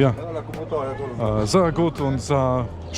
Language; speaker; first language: German; non-native, learner; Polish